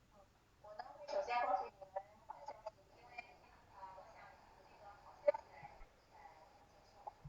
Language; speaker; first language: Chinese; native; Chinese